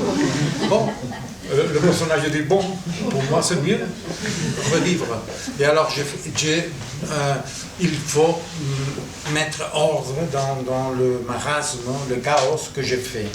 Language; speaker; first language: French; non-native, fluent; Catalan